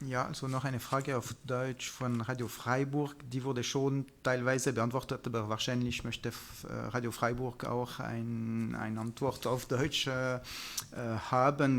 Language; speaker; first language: German; non-native, local second language; French